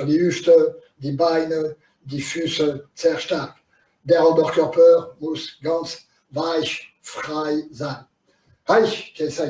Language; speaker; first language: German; non-native, learner; French